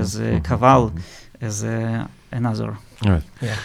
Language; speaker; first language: English; non-native, learner; Russian